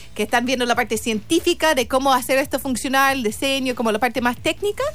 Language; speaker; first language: Spanish; non-native, fluent; English